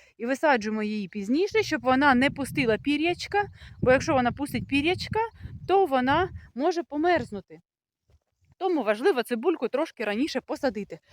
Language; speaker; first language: Ukrainian; non-native, local second language; Russian